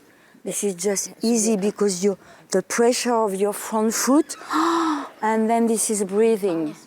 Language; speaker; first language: English; non-native, fluent; French